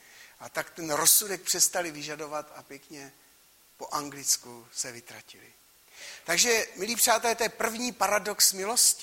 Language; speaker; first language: Czech; native; Czech